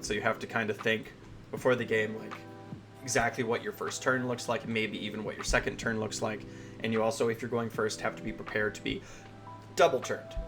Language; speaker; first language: English; native; English